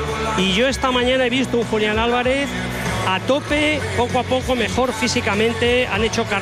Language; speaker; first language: Spanish; native; Spanish